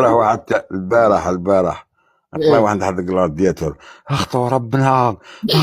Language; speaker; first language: Arabic; native; Arabic